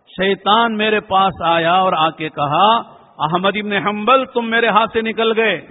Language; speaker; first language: Urdu; native; Urdu